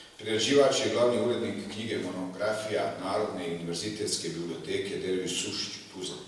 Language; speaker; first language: Bosnian; native; Bosnian